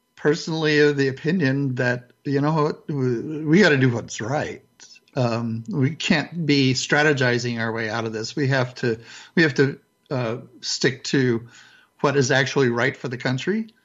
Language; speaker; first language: English; native; English